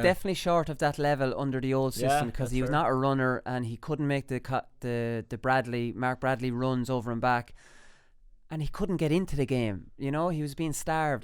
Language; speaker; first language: English; native; English